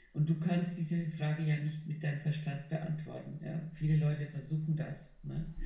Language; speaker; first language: German; non-native, fluent; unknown